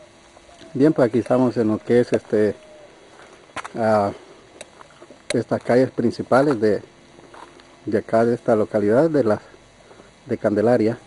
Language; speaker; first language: Spanish; native; Spanish